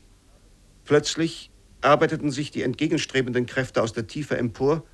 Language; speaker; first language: German; native; German